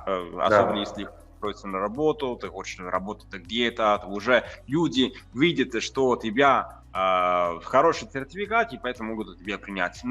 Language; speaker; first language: Russian; non-native, fluent; Italian